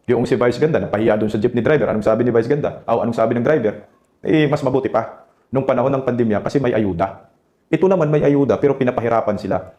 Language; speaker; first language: Filipino; non-native, local second language; Cebuano